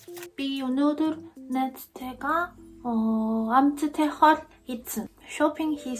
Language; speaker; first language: Mongolian; non-native, learner; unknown